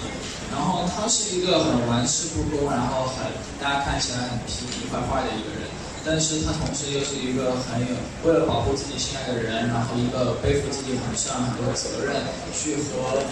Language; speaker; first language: Chinese; native; Chinese